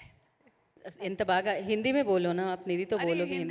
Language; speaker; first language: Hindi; non-native, local second language; Telugu